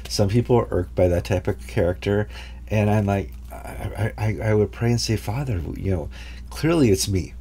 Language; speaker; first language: English; native; English